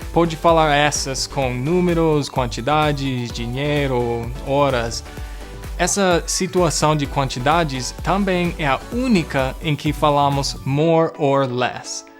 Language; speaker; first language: Portuguese; non-native, fluent; English